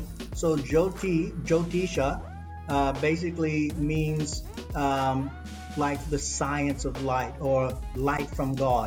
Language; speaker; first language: English; native; English